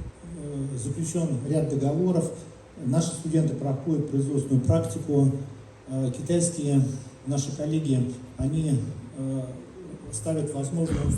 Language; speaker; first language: Russian; native; Russian